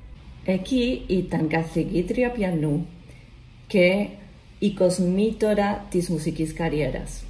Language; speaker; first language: Greek; non-native, learner; Spanish